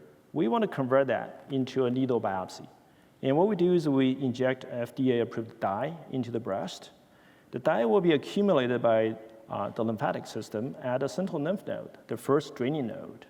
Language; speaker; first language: English; non-native, fluent; Chinese